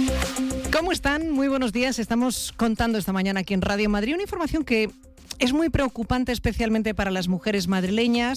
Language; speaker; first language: Spanish; native; Spanish